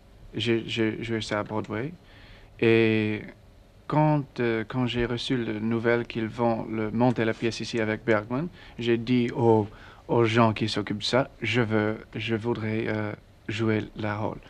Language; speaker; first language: French; non-native, learner; English